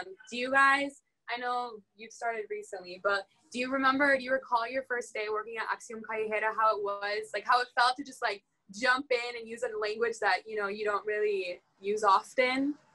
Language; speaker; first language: English; native; English